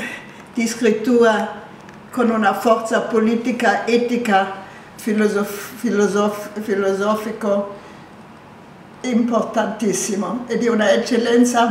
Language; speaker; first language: Italian; non-native, fluent; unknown